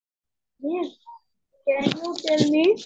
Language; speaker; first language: English; non-native, learner; Bangla